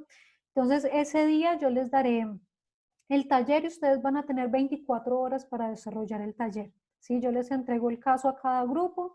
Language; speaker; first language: Spanish; native; Spanish